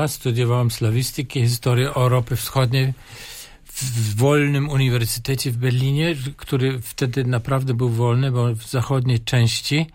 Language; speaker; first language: Polish; non-native, fluent; German